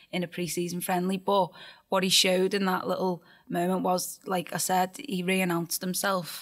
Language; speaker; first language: English; native; English